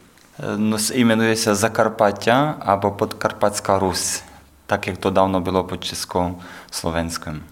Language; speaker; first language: Czech; non-native, learner; Ukrainian